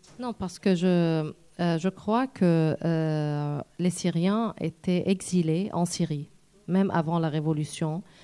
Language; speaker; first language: French; non-native, fluent; Arabic